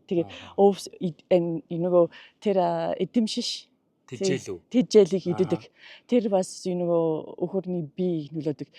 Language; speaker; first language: Mongolian; non-native, learner; English